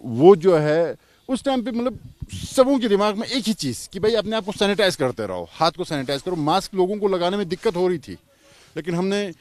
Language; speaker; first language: Hindi; non-native, local second language; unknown